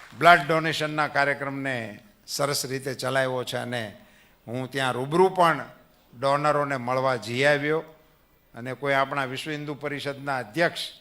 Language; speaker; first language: Gujarati; native; Gujarati